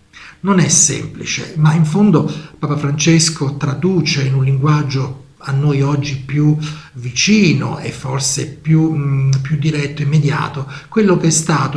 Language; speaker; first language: Italian; native; Italian